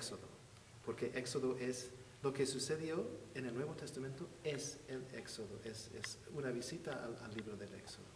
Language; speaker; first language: Spanish; non-native, fluent; English